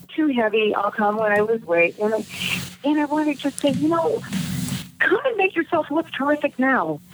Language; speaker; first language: English; native; English